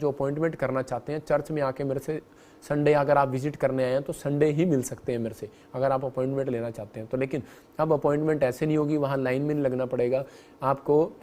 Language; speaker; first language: Hindi; non-native, local second language; Punjabi